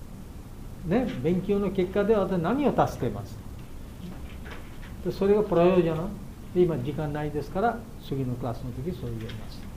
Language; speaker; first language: Japanese; non-native, learner; Bangla